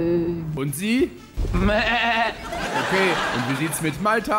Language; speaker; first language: German; native; German